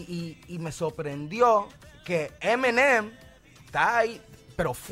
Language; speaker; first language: Spanish; early bilingual, heritage; Spanish